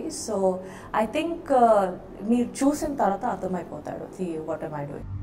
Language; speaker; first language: Telugu; non-native, fluent; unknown